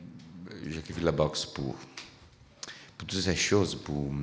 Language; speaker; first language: French; non-native, learner; Italian